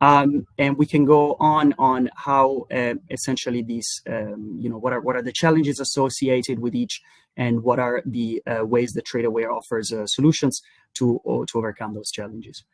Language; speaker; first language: English; non-native, fluent; Italian